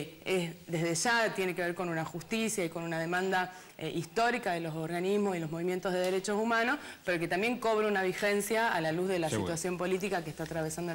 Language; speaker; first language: Spanish; native; Spanish